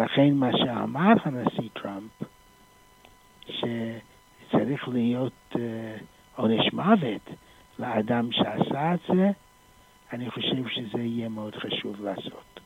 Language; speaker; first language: Hebrew; non-native, fluent; English